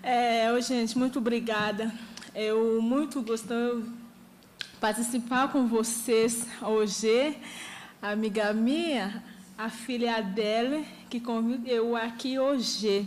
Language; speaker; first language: Portuguese; non-native, learner; Haitian Creole